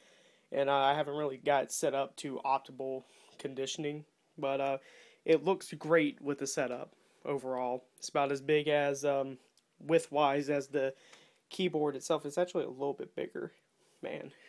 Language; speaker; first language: English; native; English